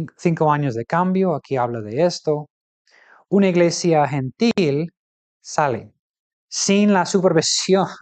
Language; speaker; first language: Spanish; non-native, fluent; English